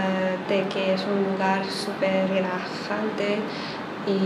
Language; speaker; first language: Spanish; non-native, fluent; Chinese